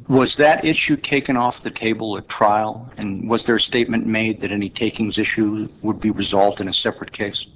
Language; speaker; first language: English; native; English